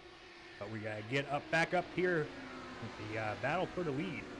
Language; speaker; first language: English; native; English